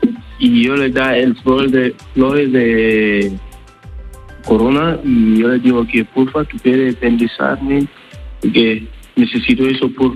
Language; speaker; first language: Spanish; non-native, learner; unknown